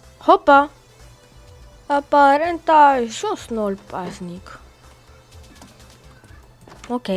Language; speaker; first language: Romanian; native; Romanian